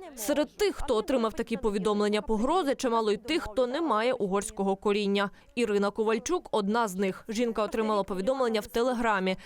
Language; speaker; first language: Ukrainian; native; Ukrainian